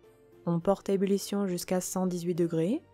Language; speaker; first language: French; native; French